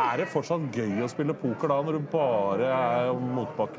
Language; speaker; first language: Norwegian; native; Norwegian